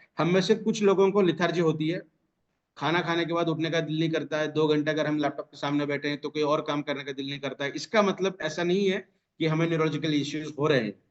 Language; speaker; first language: Hindi; non-native, local second language; Marathi